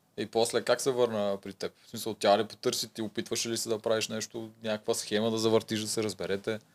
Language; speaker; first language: Bulgarian; native; Bulgarian